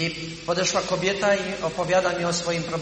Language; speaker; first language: Polish; native; Polish